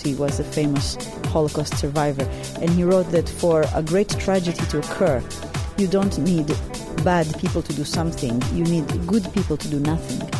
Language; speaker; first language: English; early bilingual, other home language; Hebrew